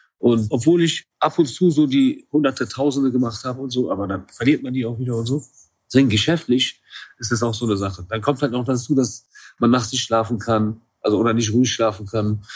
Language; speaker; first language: German; early bilingual, other home language; Kurdish